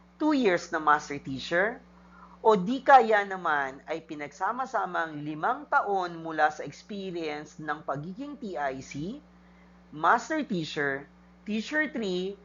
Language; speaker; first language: Filipino; native; Filipino